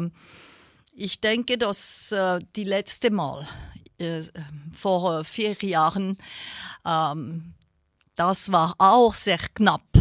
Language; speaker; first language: German; non-native, local second language; French